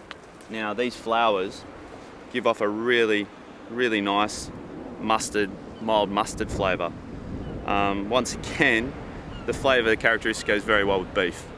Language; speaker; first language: English; native; English